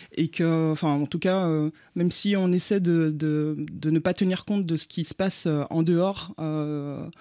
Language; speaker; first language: French; native; French